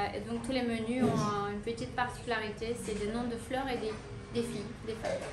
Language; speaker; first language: French; non-native, fluent; Romanian